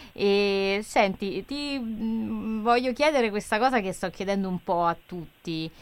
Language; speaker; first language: Italian; native; Italian